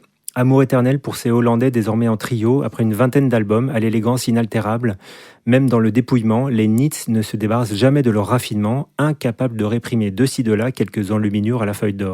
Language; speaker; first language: French; native; French